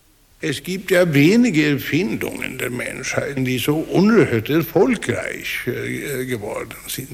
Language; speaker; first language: German; non-native, fluent; Swedish